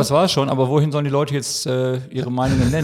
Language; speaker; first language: German; native; German